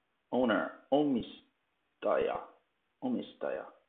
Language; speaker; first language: Finnish; non-native, learner; English